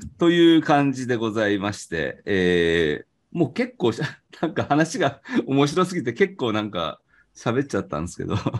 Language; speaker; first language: Japanese; native; Japanese